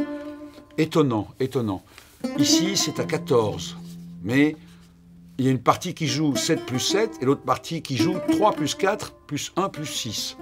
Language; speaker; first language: French; non-native, local second language; Arabic